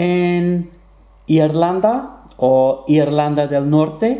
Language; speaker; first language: Spanish; non-native, fluent; English